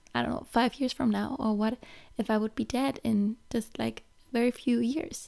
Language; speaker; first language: English; non-native, fluent; German